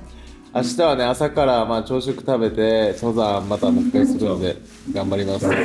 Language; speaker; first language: Japanese; native; Japanese